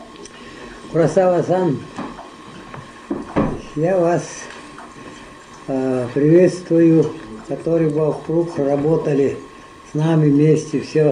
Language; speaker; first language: Russian; non-native, local second language; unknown